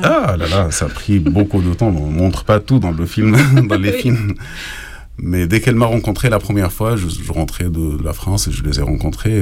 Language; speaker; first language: French; non-native, fluent; Arabic